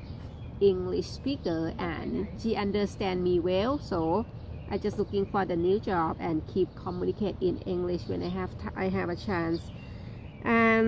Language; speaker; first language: English; non-native, learner; Thai